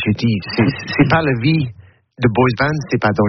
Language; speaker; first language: French; non-native, learner; English